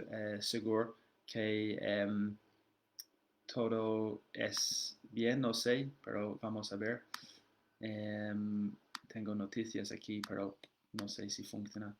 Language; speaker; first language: Spanish; non-native, learner; English